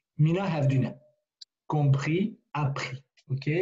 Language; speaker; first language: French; non-native, fluent; Kurdish